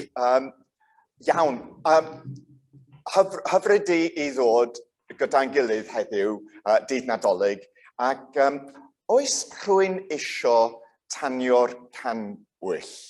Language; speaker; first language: Welsh; non-native, local second language; English